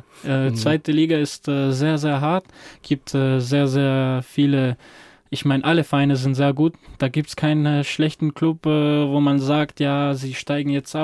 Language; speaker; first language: German; non-native, fluent; Croatian